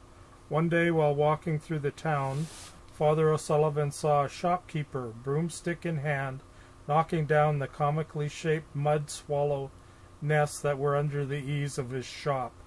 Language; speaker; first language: English; native; English